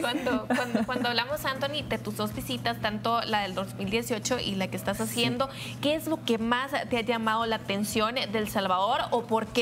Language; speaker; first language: Spanish; native; Spanish